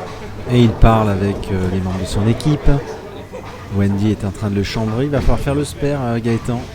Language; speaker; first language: French; native; French